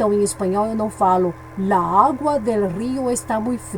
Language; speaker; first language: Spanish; non-native, fluent; Portuguese